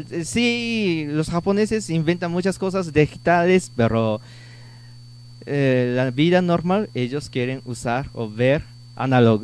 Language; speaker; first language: Spanish; non-native, learner; Japanese